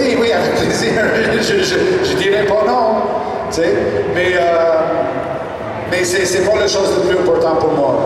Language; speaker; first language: French; non-native, local second language; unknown